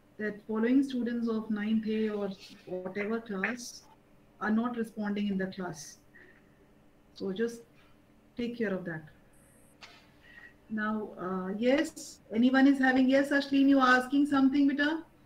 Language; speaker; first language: English; non-native, local second language; Hindi